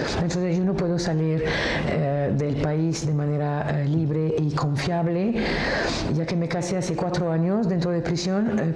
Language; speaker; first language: Spanish; non-native, fluent; French